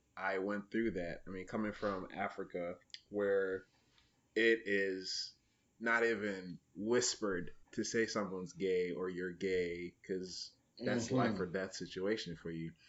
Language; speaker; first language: English; native; English